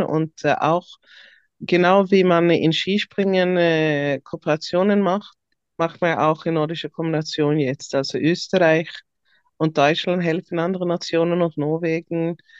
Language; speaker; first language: German; non-native, fluent; Swedish